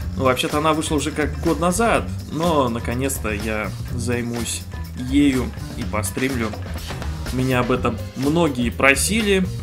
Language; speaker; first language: Russian; non-native, fluent; Romanian